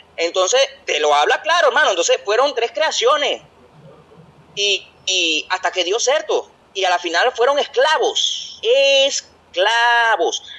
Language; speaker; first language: Spanish; native; Spanish